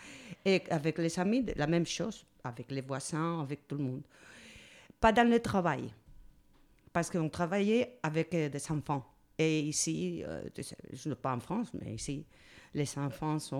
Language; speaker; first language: French; non-native, learner; Spanish